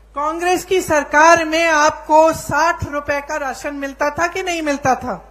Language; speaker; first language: Hindi; native; Hindi